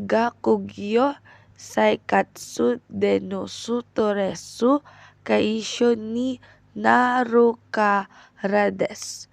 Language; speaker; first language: Japanese; non-native, learner; Filipino